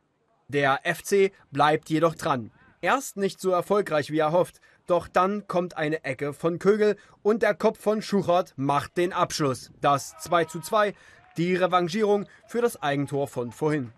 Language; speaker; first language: German; native; German